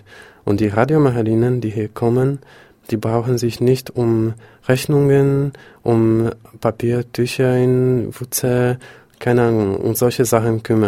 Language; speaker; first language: German; non-native, fluent; Polish